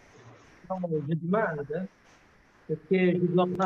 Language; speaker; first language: French; non-native, learner; Malayalam